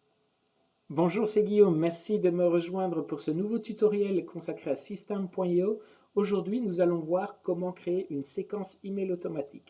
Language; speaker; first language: French; native; French